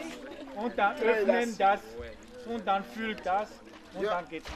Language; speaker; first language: German; non-native, fluent; Ewe